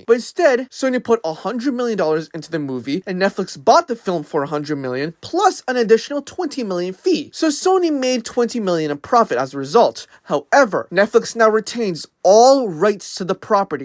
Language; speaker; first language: English; native; English